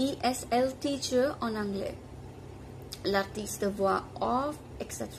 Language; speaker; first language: French; non-native, fluent; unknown